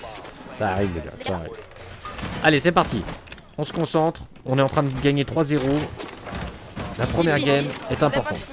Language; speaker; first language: French; native; French